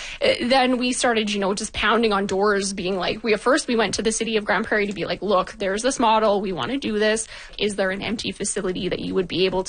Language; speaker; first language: English; native; English